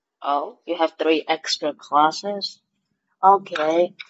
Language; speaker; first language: English; non-native, fluent; Vietnamese